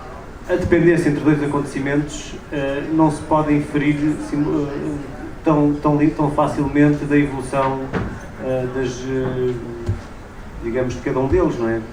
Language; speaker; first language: Portuguese; native; Portuguese